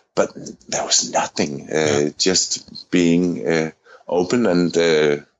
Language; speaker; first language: English; non-native, fluent; Danish